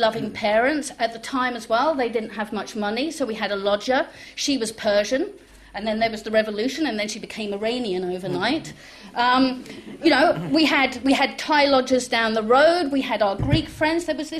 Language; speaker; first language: English; non-native, local second language; French